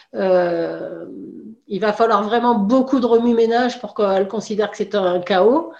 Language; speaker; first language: French; native; French